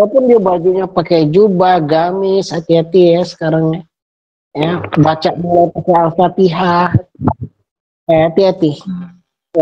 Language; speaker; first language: Indonesian; native; Indonesian